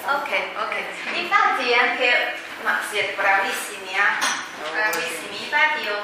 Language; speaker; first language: Italian; non-native, fluent; Chinese